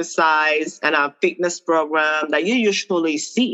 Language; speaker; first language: English; non-native, fluent; Spanish